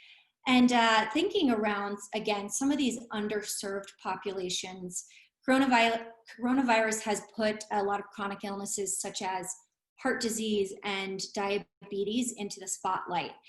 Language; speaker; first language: English; native; English